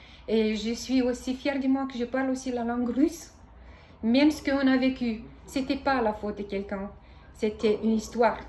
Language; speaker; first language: French; non-native, fluent; Romanian